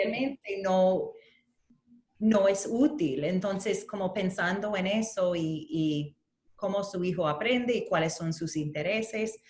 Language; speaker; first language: Spanish; early bilingual, heritage; Spanish